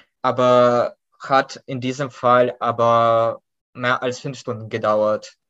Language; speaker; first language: German; non-native, fluent; Ukrainian